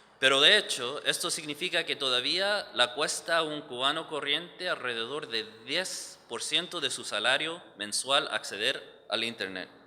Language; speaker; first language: Spanish; early bilingual, heritage; English